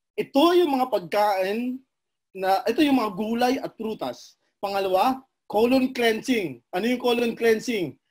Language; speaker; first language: Filipino; non-native, local second language; Cebuano